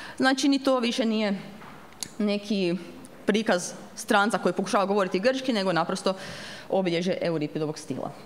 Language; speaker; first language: Croatian; native; Croatian